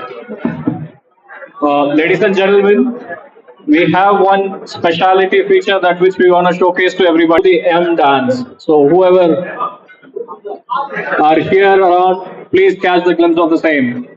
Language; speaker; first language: English; non-native, local second language; Tamil